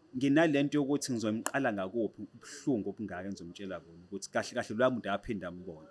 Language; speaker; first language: Zulu; native; Zulu